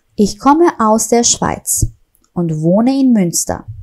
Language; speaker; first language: German; non-native, fluent; Persian